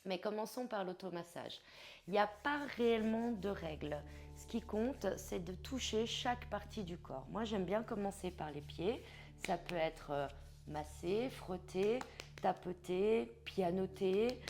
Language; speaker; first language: French; native; French